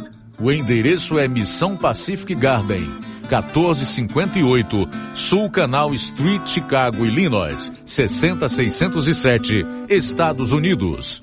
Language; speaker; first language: Portuguese; native; Portuguese